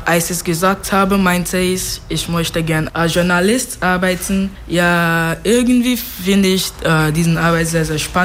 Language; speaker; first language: German; non-native, fluent; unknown